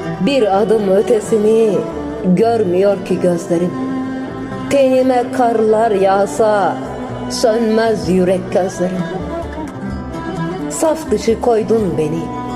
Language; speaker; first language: Turkish; native; Turkish